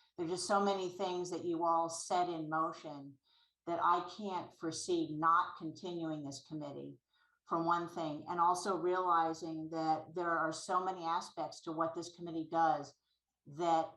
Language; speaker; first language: English; native; English